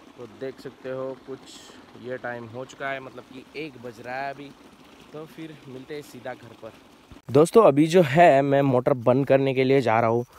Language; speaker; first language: Hindi; non-native, local second language; Marathi